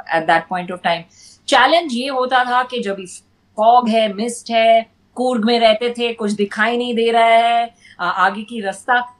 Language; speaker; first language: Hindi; non-native, local second language; English